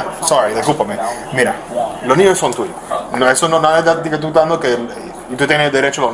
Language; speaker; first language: Spanish; early bilingual, heritage; Spanish